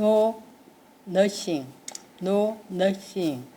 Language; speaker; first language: English; non-native, learner; Korean